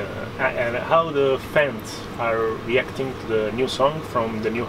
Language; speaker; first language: English; non-native, fluent; Italian